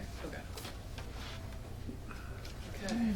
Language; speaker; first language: English; native; English